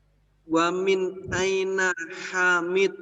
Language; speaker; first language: Arabic; non-native, learner; Indonesian